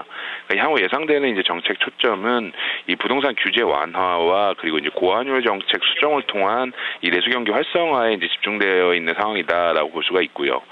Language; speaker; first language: Korean; native; Korean